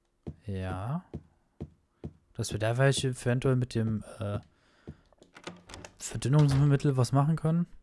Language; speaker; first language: German; native; German